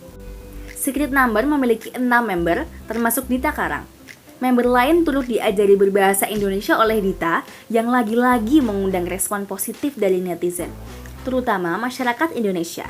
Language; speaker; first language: Indonesian; native; Indonesian